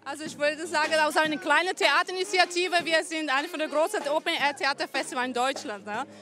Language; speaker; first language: German; non-native, fluent; Portuguese